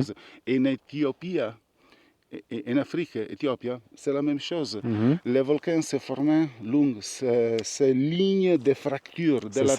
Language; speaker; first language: French; non-native, learner; Italian